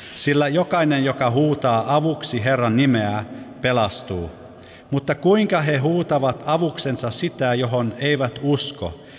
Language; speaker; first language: Finnish; early bilingual, heritage; Finnish